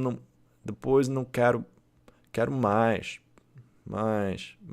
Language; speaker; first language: Portuguese; non-native, learner; English